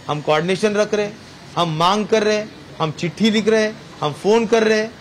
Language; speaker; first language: Hindi; non-native, local second language; Marathi